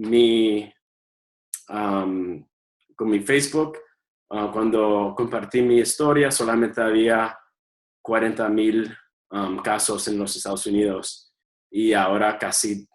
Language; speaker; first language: Spanish; early bilingual, heritage; Spanish